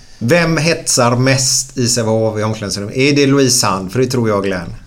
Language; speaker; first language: Swedish; native; Swedish